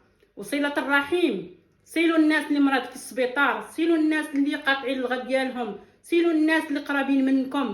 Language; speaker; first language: Arabic; native; Arabic